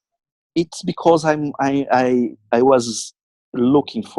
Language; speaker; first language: English; non-native, learner; Portuguese